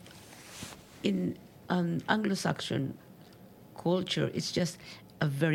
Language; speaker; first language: English; non-native, local second language; Cebuano